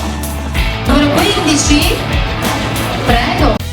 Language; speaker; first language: Italian; native; Italian